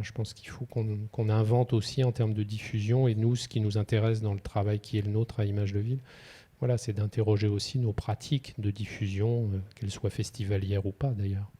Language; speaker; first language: French; native; French